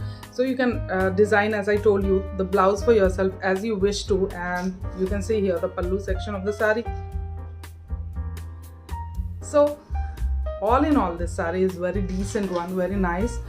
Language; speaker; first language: English; non-native, local second language; Hindi